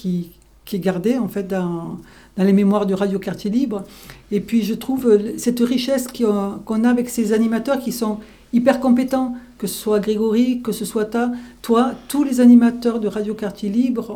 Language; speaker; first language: French; native; French